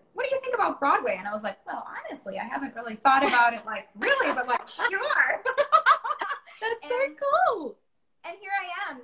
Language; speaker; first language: English; native; English